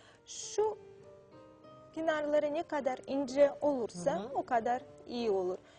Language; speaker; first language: Turkish; non-native, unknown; Russian